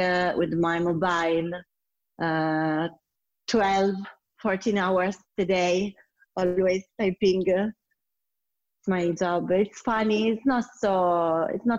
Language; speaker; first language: English; non-native, learner; Italian